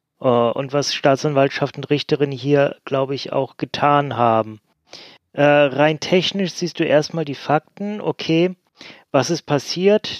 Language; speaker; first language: German; native; German